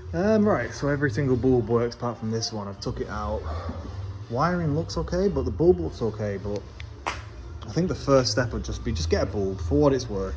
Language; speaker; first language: English; native; English